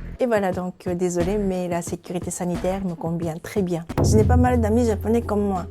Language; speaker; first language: French; non-native, fluent; Japanese